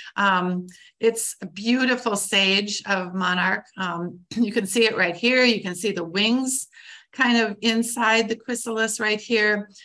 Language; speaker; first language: English; native; English